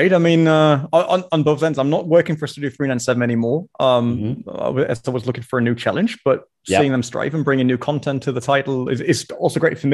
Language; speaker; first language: English; non-native, fluent; German